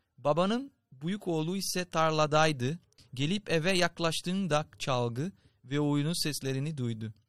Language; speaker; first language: Turkish; non-native, fluent; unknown